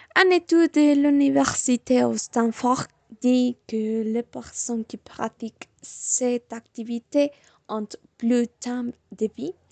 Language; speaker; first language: French; non-native, learner; Spanish